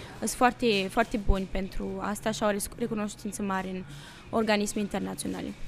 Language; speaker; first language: Romanian; early bilingual, heritage; Romanian